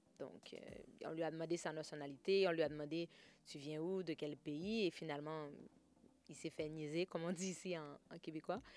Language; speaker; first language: French; native; French